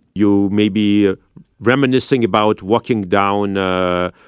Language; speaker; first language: English; non-native, fluent; Russian